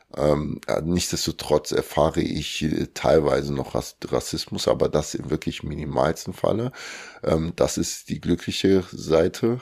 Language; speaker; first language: German; early bilingual, other home language; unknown